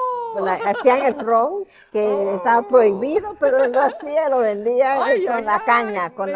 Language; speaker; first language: Spanish; early bilingual, heritage; Spanish